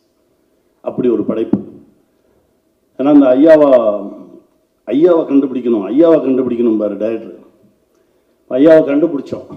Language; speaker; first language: Tamil; native; Tamil